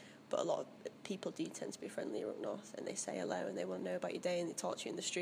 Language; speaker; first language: English; native; English